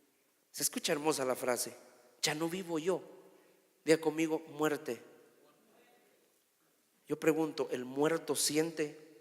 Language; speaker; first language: Spanish; native; Spanish